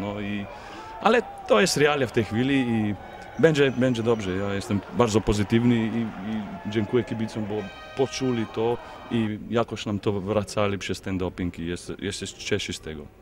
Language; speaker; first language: Polish; non-native, fluent; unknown